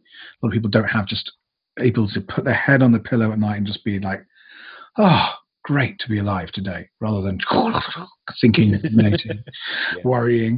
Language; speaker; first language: English; native; English